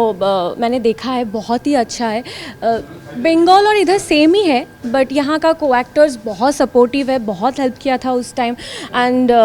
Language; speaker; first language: Hindi; non-native, local second language; Bangla